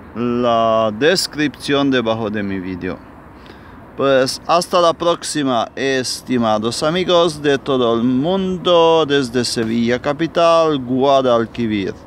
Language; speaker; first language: Spanish; non-native, fluent; Romanian